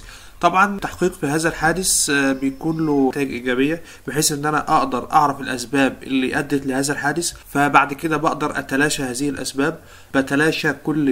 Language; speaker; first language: Arabic; native; Arabic